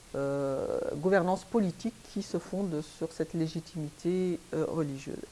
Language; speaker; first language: French; native; French